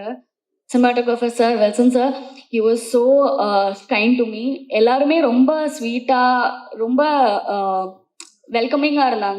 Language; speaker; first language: Tamil; non-native, learner; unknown